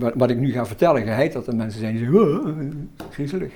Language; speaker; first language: Dutch; native; Dutch